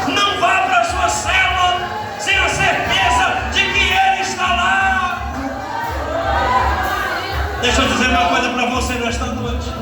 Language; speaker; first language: Portuguese; native; Portuguese